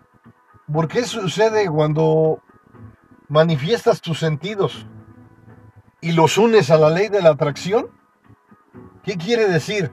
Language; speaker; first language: Spanish; native; Spanish